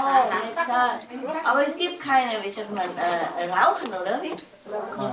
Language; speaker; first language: German; non-native, learner; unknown